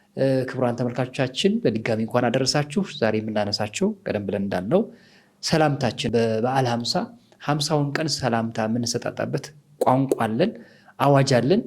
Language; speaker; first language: Amharic; native; Amharic